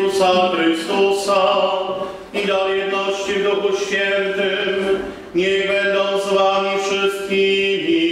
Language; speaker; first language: Polish; native; Polish